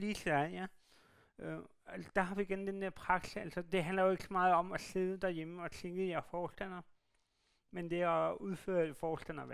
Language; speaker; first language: Danish; native; Danish